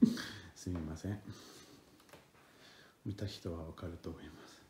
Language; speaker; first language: Japanese; non-native, fluent; French